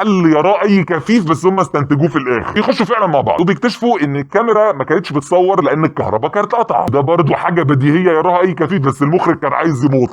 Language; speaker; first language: Arabic; native; Arabic